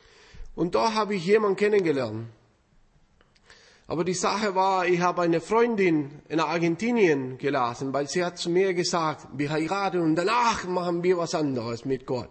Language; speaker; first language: German; non-native, fluent; Spanish